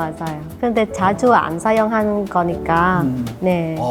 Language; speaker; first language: Korean; non-native, learner; Vietnamese